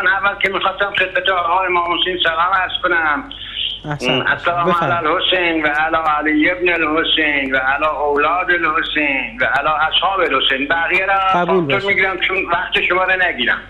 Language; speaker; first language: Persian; native; Persian